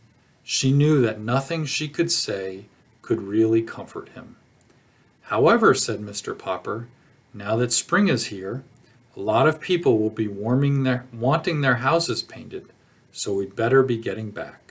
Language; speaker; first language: English; native; English